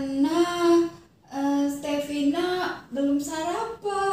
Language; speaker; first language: Indonesian; non-native, learner; Japanese